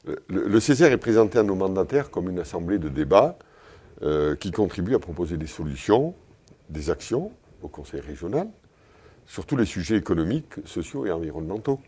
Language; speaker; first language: French; native; French